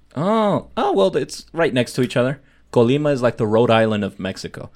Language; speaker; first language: English; early bilingual, other home language; Spanish